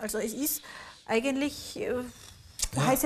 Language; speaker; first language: German; native; German